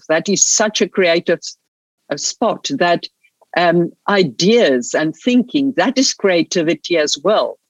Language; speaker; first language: English; non-native, local second language; Afrikaans